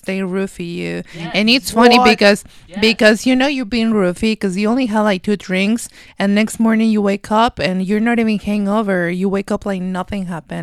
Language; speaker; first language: English; non-native, fluent; Spanish